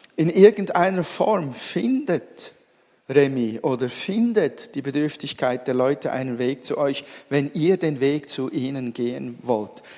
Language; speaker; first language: German; native; German